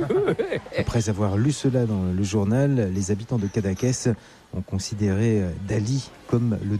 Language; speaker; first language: French; native; French